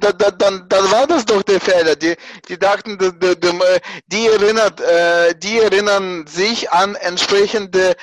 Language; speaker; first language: German; non-native, fluent; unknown